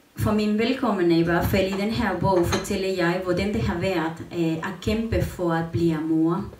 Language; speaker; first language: Danish; non-native, learner; Spanish